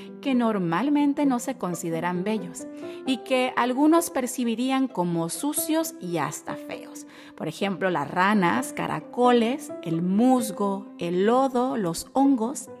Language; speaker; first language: Spanish; native; Spanish